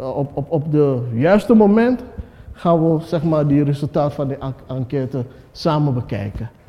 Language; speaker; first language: Dutch; non-native, fluent; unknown